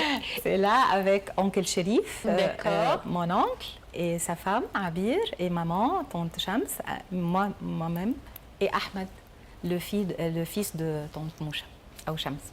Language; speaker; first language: French; non-native, learner; Arabic